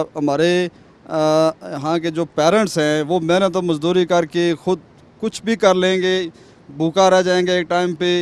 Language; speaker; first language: Urdu; non-native, local second language; Pahari-Potwari